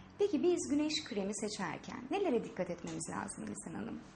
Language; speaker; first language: Turkish; native; Turkish